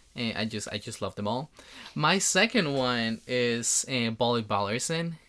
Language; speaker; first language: English; non-native, fluent; Spanish